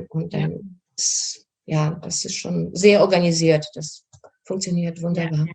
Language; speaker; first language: German; non-native, fluent; Polish